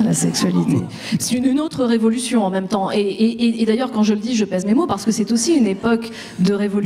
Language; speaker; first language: French; native; French